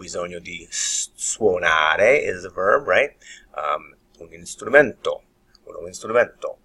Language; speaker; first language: Italian; non-native, fluent; English